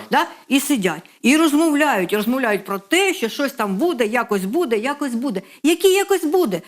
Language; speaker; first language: Ukrainian; non-native, local second language; Russian